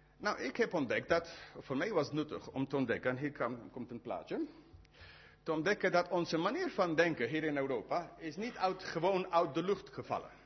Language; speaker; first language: Dutch; non-native, fluent; English